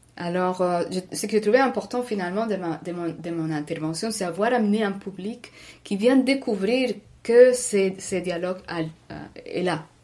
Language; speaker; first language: French; non-native, fluent; Spanish